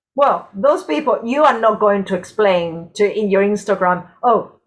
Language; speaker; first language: English; non-native, fluent; Spanish